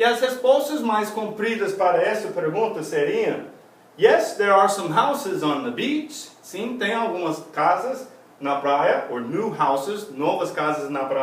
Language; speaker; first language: Portuguese; non-native, fluent; English